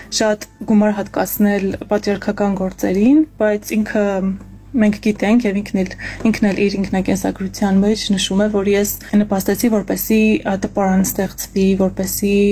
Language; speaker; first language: Armenian; native; Armenian